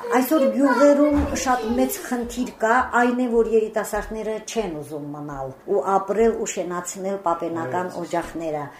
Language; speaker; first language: Armenian; native; Armenian